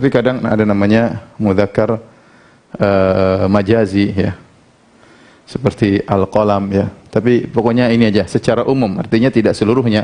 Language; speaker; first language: Indonesian; native; Indonesian